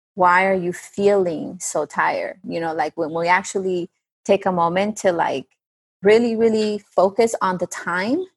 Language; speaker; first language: English; non-native, fluent; Spanish